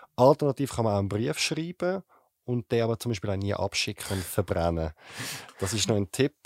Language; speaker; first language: German; native; German